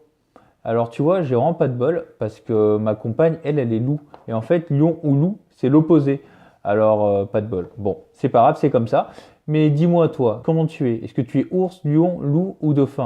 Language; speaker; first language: French; native; French